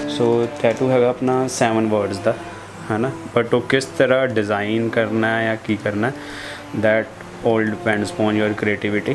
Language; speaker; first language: Hindi; non-native, local second language; Punjabi